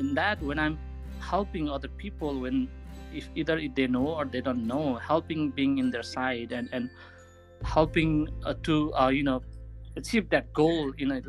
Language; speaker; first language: English; non-native, local second language; Nepali